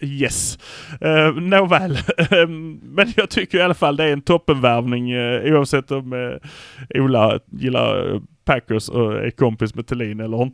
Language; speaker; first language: Swedish; native; Swedish